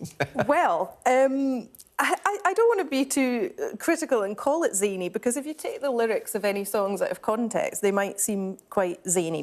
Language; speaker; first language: English; native; English